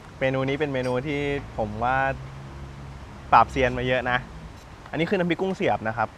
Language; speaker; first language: Thai; native; Thai